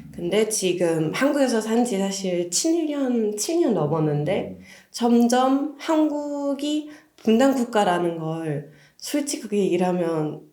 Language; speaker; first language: Korean; non-native, fluent; German